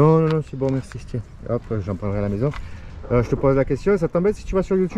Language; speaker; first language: French; native; French